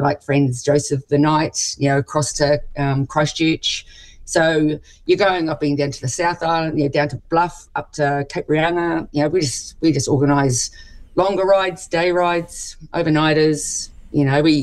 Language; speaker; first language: English; native; English